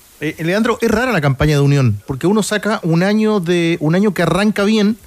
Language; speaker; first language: Spanish; native; Spanish